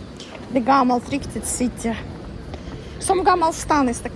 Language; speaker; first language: Swedish; non-native, learner; Russian